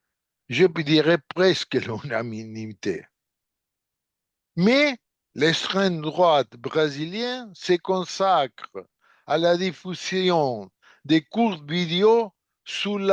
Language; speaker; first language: French; non-native, fluent; Portuguese